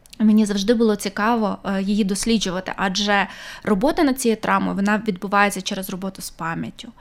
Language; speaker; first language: Ukrainian; native; Ukrainian